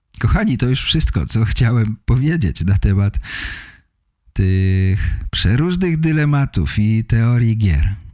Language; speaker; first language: Polish; native; Polish